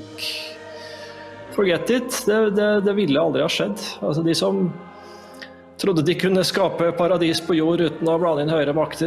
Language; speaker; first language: Norwegian; native; Norwegian